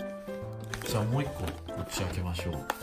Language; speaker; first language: Japanese; native; Japanese